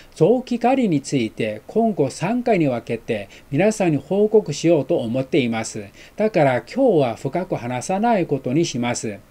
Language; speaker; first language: Japanese; non-native, fluent; Chinese